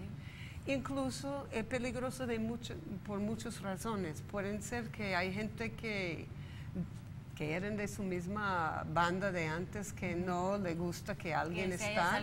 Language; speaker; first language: Spanish; non-native, fluent; English